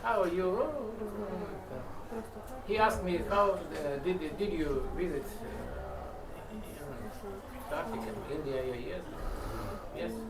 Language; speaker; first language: English; non-native, learner; Russian